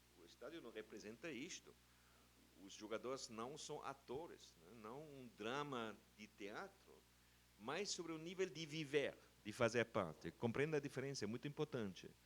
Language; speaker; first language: Portuguese; non-native, fluent; German